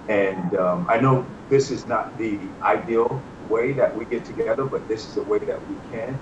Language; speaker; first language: English; native; English